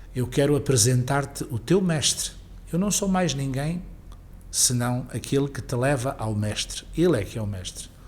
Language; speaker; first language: Portuguese; native; Portuguese